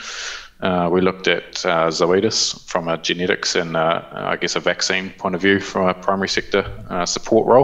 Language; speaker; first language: English; native; English